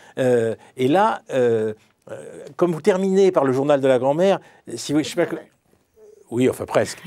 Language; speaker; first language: French; native; French